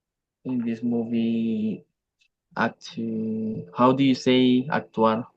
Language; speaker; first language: English; non-native, learner; Spanish